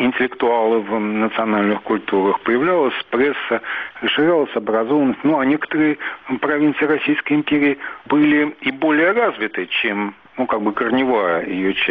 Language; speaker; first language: Russian; native; Russian